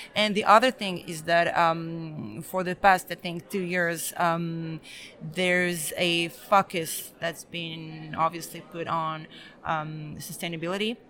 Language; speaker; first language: English; early bilingual, other home language; Serbian